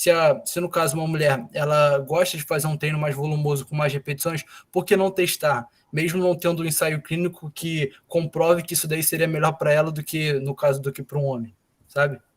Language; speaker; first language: Portuguese; native; Portuguese